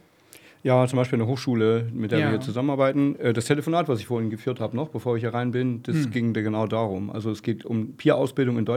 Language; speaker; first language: German; native; German